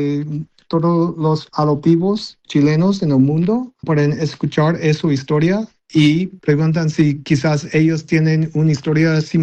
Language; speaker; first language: Spanish; non-native, learner; English